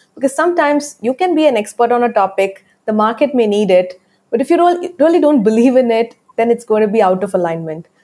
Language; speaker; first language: English; non-native, local second language; Tamil